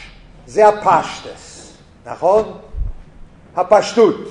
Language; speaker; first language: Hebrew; non-native, fluent; English